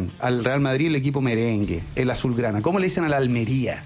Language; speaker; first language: Spanish; native; Spanish